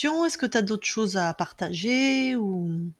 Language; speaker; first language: French; native; French